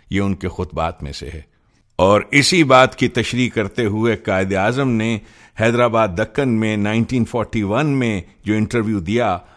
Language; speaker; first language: Urdu; native; Urdu